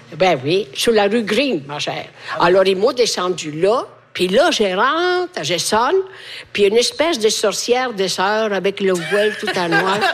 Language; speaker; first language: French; non-native, fluent; Italian